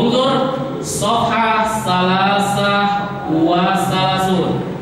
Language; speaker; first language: Arabic; non-native, fluent; Indonesian